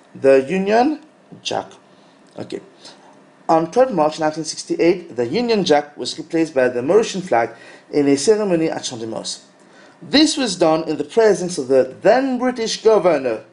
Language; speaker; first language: English; non-native, local second language; Morisyen